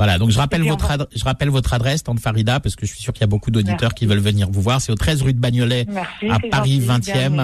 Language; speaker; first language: French; native; French